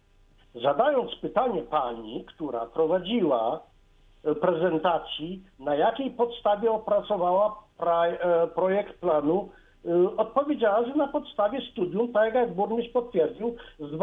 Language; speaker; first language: Polish; native; Polish